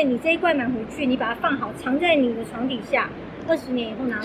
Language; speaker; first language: Chinese; native; Chinese